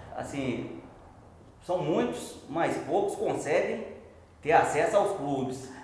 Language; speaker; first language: Portuguese; native; Portuguese